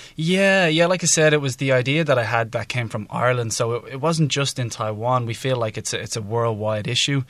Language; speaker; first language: English; native; English